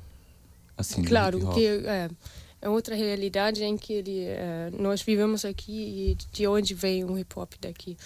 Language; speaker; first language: Portuguese; non-native, fluent; German